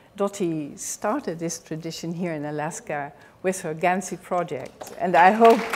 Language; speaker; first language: English; non-native, fluent; Dutch